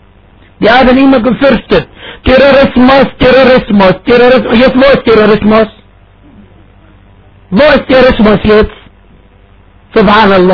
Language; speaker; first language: German; non-native, fluent; Arabic